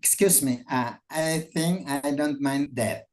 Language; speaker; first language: English; non-native, fluent; Indonesian